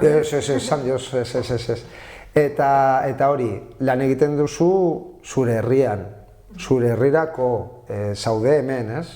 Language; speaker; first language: Basque; non-native, local second language; Spanish